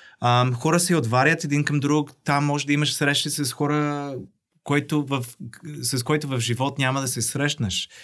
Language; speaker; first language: Bulgarian; non-native, fluent; English